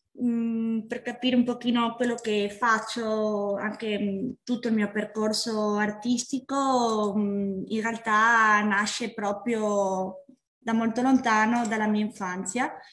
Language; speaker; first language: Italian; non-native, fluent; Spanish